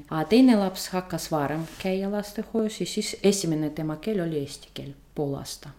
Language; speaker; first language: Estonian; non-native, fluent; Russian